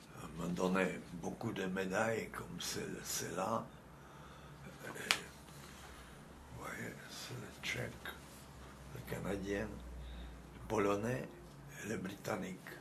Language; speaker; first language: French; non-native, fluent; Czech